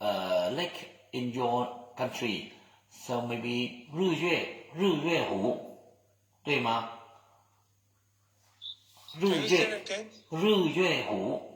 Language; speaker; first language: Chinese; non-native, learner; Vietnamese